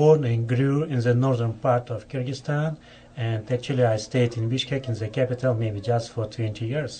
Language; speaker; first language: English; non-native, fluent; Kyrgyz